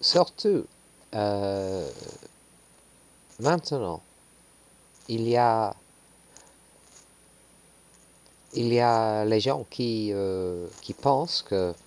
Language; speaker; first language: French; non-native, learner; English